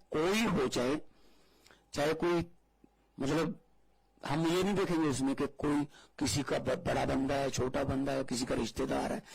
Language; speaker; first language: Hindi; non-native, local second language; Punjabi